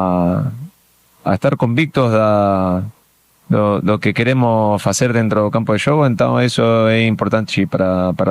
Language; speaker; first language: Portuguese; non-native, learner; Spanish